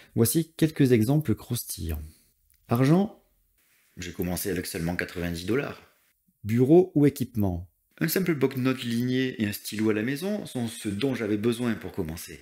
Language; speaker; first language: French; native; French